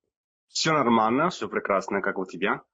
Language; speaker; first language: Russian; non-native, fluent; Italian